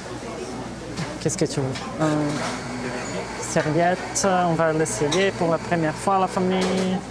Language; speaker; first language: French; early bilingual, heritage; Portuguese